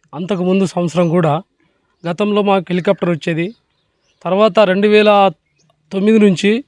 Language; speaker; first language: Telugu; non-native, local second language; Lambadi